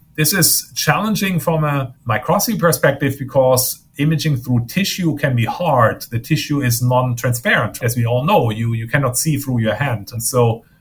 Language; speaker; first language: English; non-native, fluent; German